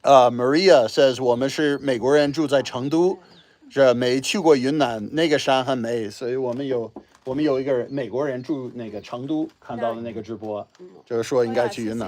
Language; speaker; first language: Chinese; non-native, fluent; English